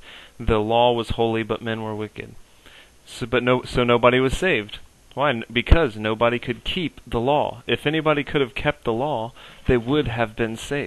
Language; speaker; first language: English; native; English